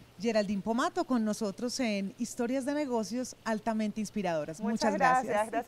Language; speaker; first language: Spanish; native; Spanish